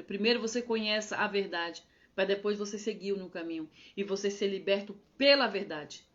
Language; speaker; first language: Portuguese; native; Portuguese